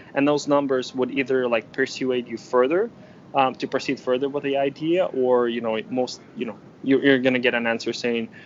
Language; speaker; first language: English; non-native, fluent; Ukrainian